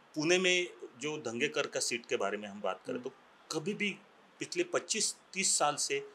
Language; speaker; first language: Hindi; non-native, local second language; Marathi